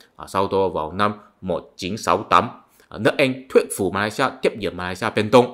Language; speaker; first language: Vietnamese; non-native, fluent; Malay